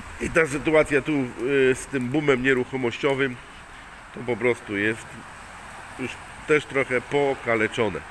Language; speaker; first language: Polish; native; Polish